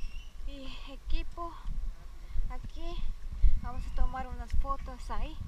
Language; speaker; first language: Spanish; non-native, fluent; Korean